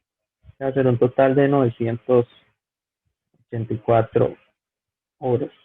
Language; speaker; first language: Spanish; native; Spanish